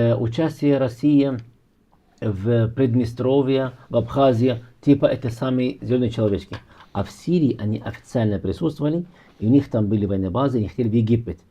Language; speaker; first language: Russian; non-native, fluent; Arabic